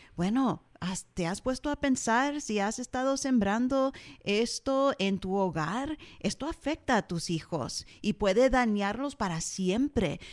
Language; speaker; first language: Spanish; early bilingual, heritage; Spanish